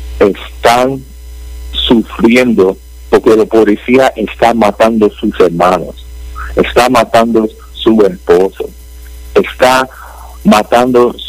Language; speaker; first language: Spanish; early bilingual, heritage; Spanish